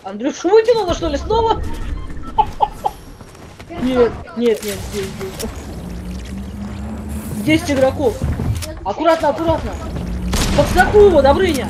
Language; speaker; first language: Russian; native; Russian